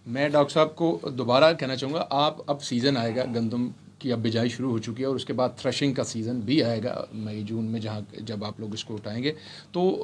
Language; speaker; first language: Urdu; non-native, local second language; Punjabi